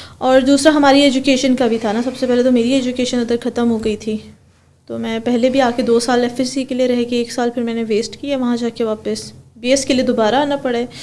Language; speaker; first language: Urdu; early bilingual, heritage; Urdu